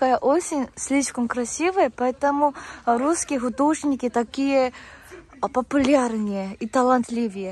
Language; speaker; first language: Russian; non-native, fluent; Korean